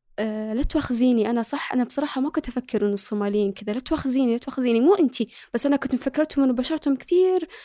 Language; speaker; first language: Arabic; early bilingual, other home language; Somali